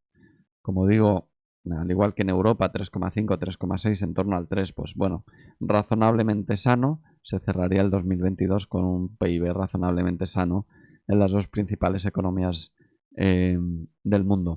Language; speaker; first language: Spanish; native; Spanish